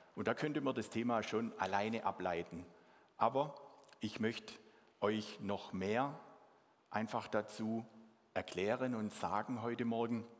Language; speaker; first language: German; non-native, local second language; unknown